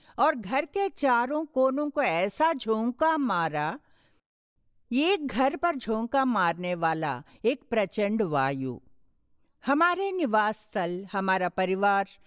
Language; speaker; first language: Hindi; non-native, local second language; Tamil